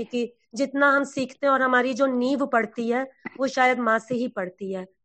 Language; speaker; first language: Hindi; native; Hindi